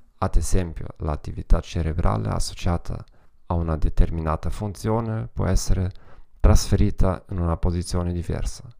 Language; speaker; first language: Italian; non-native, learner; German